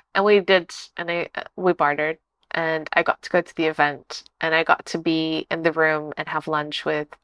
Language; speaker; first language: English; non-native, fluent; Portuguese